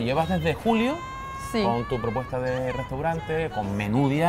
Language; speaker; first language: Spanish; native; Spanish